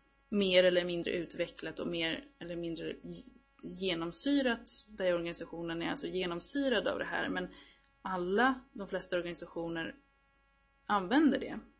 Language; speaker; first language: Swedish; native; Swedish